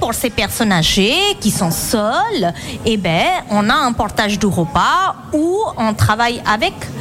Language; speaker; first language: French; non-native, fluent; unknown